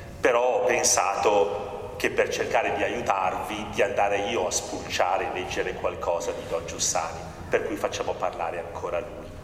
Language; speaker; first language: Italian; native; Italian